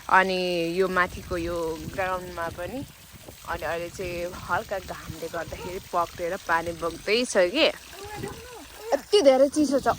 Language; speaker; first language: Nepali; native; Nepali